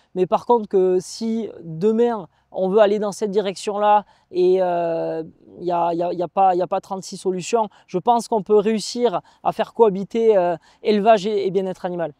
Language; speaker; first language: French; native; French